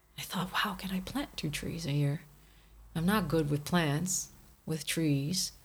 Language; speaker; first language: English; non-native, fluent; Portuguese